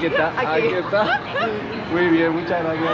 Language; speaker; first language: Spanish; native; Spanish